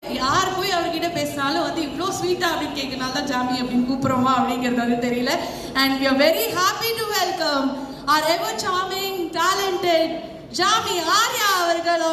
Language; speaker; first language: Tamil; native; Tamil